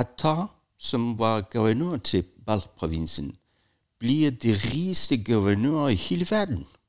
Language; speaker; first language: Danish; non-native, fluent; Persian